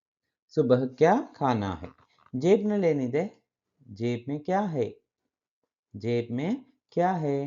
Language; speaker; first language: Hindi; non-native, local second language; Kannada